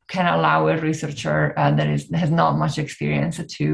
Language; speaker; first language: English; non-native, fluent; Italian